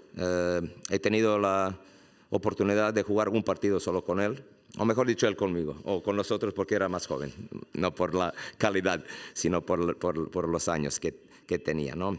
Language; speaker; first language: Spanish; non-native, fluent; Croatian